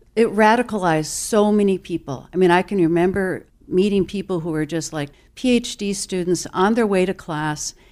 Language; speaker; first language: English; native; English